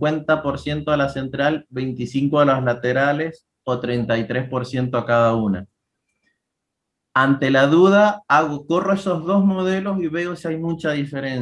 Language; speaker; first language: Spanish; native; Spanish